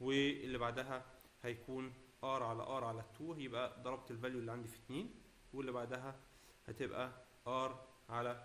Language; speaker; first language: Arabic; native; Arabic